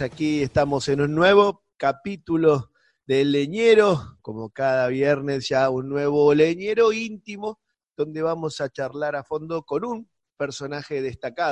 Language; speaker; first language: Spanish; native; Spanish